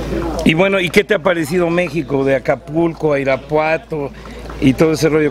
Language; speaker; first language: Spanish; native; Spanish